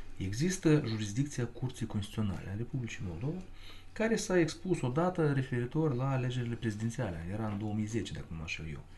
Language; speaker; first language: Romanian; non-native, local second language; Russian